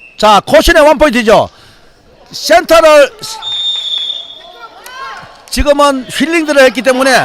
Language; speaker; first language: Korean; native; Korean